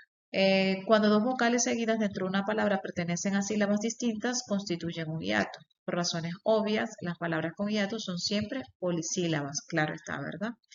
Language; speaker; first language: Spanish; native; Spanish